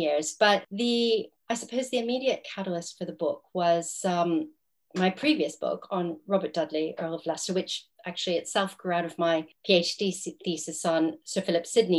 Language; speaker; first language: English; native; English